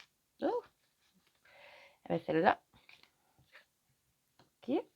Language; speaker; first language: French; native; French